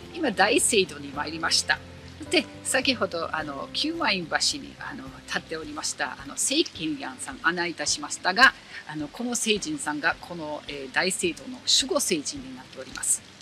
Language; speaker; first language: Japanese; non-native, fluent; German